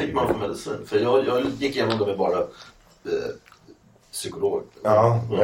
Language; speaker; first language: Swedish; native; Swedish